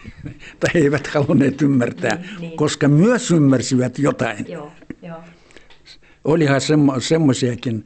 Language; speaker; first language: Finnish; early bilingual, heritage; Finnish